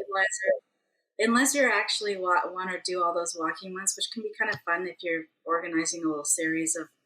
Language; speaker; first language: English; native; English